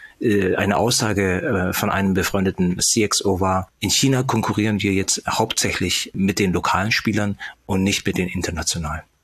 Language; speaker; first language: German; early bilingual, other home language; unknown